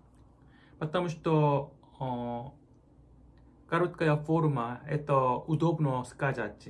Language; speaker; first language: Russian; non-native, learner; Korean